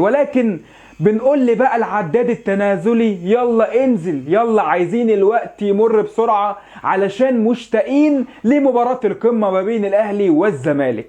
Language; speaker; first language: Arabic; native; Arabic